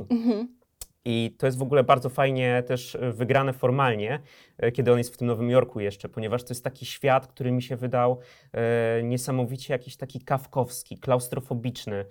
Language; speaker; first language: Polish; native; Polish